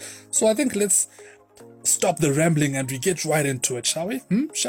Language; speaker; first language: English; non-native, local second language; Shona